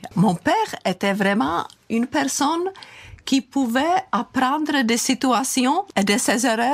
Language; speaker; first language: French; non-native, fluent; Czech